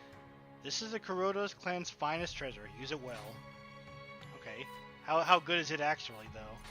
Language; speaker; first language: English; native; English